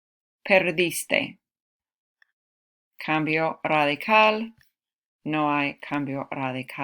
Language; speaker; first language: Spanish; non-native, fluent; English